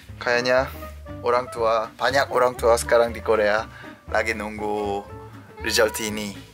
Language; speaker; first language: Indonesian; non-native, fluent; Korean